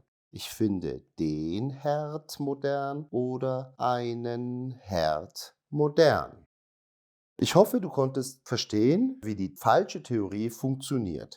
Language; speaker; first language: German; non-native, fluent; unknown